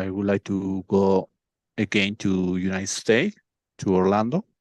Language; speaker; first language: English; non-native, learner; Spanish